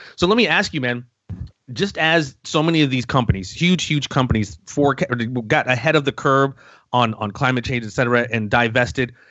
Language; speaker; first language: English; native; English